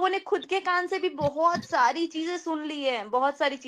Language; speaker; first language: Hindi; native; Hindi